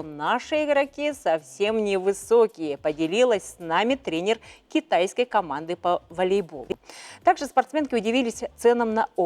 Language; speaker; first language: Russian; native; Russian